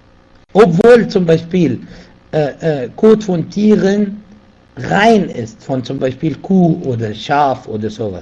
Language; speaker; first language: German; non-native, fluent; Arabic